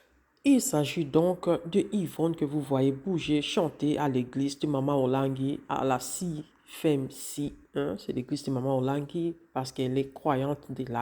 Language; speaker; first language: French; non-native, local second language; Lingala